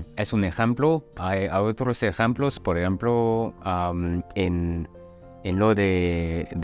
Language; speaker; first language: Spanish; non-native, fluent; French